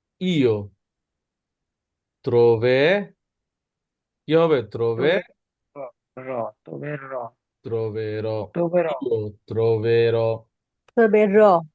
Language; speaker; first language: Italian; non-native, learner; Bangla